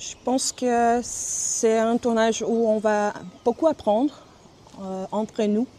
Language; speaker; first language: French; non-native, fluent; Portuguese